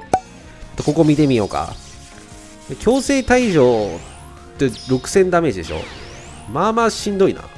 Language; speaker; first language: Japanese; native; Japanese